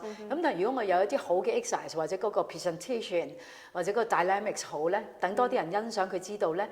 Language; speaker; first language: Cantonese; native; Cantonese